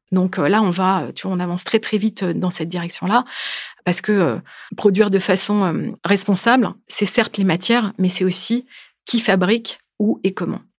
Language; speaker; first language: French; native; French